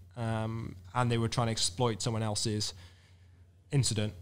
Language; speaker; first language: English; native; English